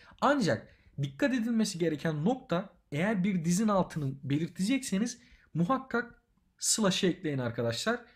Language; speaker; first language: Turkish; native; Turkish